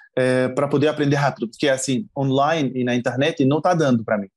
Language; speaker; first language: Portuguese; non-native, fluent; Arabic